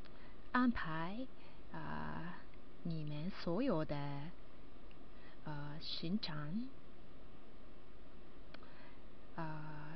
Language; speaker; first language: Chinese; non-native, learner; Japanese